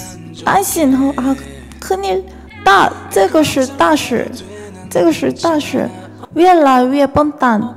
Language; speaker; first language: Chinese; non-native, learner; Korean